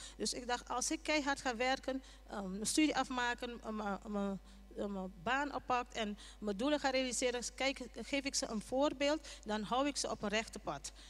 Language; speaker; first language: Dutch; non-native, local second language; Papiamento